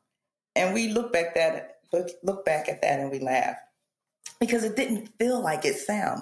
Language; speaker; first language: English; native; English